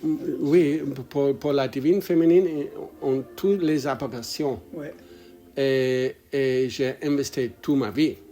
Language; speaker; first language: French; non-native, learner; English